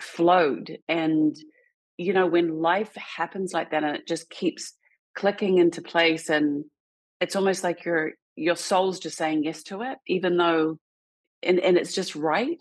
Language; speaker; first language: English; native; English